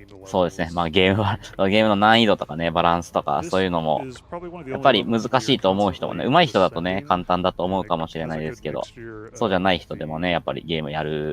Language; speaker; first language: Japanese; native; Japanese